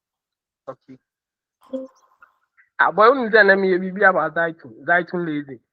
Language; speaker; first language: German; non-native, learner; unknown